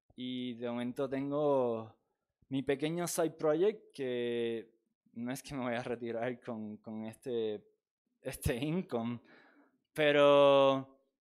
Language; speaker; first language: Spanish; native; Spanish